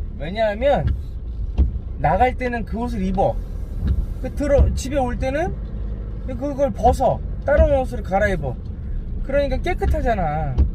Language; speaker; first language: Korean; native; Korean